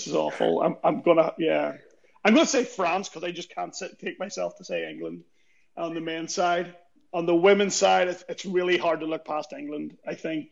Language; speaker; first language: English; native; English